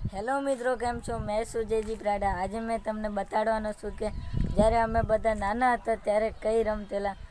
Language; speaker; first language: Gujarati; non-native, local second language; Rathawi